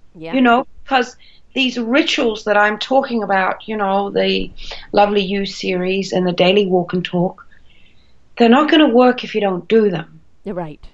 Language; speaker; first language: English; native; English